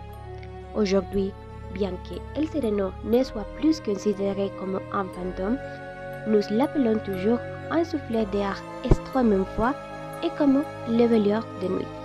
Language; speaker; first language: French; non-native, learner; Spanish